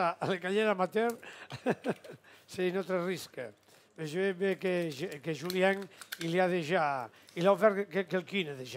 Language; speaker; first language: French; non-native, fluent; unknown